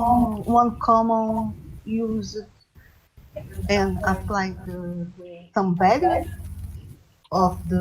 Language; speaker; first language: English; non-native, learner; Portuguese